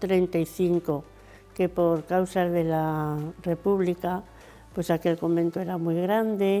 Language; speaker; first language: Spanish; native; Spanish